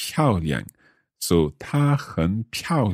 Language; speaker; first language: Chinese; non-native, learner; English